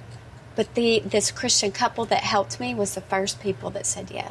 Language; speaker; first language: English; native; English